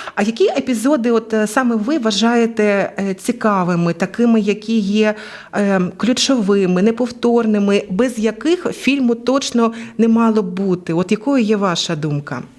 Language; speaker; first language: Ukrainian; native; Ukrainian